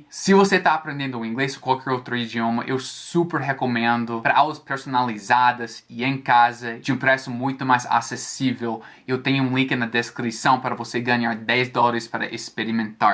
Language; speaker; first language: Portuguese; non-native, fluent; English